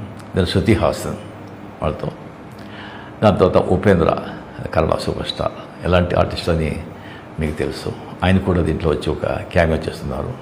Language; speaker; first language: Telugu; non-native, local second language; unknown